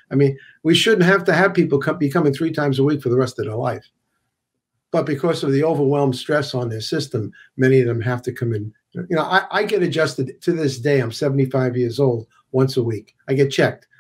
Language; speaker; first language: English; native; English